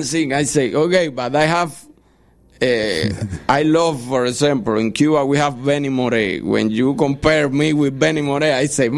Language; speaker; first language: English; non-native, fluent; Spanish